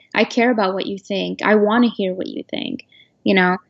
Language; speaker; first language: English; native; English